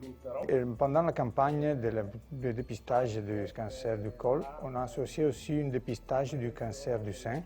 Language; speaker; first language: French; non-native, fluent; Italian